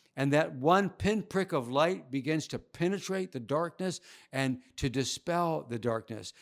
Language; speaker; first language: English; native; English